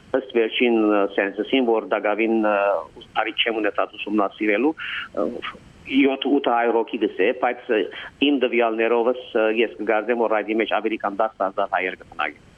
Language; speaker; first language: Armenian; early bilingual, heritage; Armenian